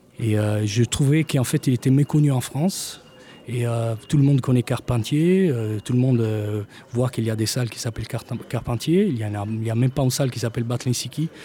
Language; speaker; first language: French; non-native, fluent; Italian